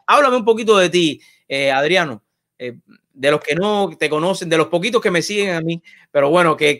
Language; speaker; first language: Spanish; native; Spanish